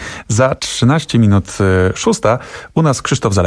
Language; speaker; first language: Polish; native; Polish